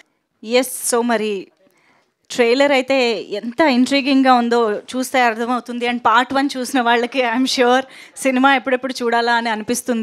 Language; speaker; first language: Telugu; native; Telugu